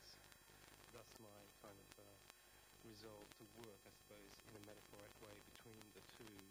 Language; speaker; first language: English; native; English